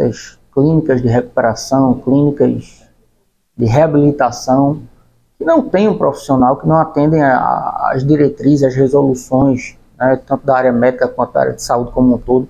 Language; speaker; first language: Portuguese; native; Portuguese